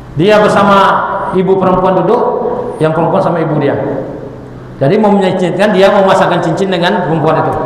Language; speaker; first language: Indonesian; native; Indonesian